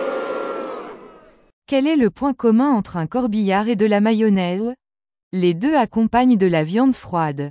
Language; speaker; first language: French; native; French